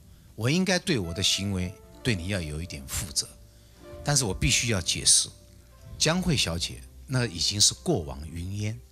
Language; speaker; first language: Chinese; native; Chinese